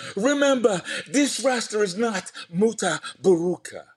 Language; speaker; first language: English; native; English